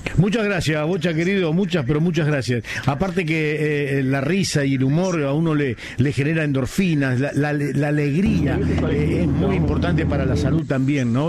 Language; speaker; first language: Spanish; native; Spanish